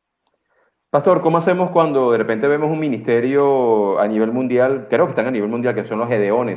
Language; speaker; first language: Spanish; native; Spanish